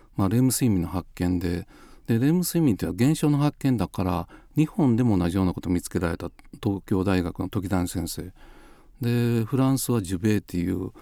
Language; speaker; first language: Japanese; native; Japanese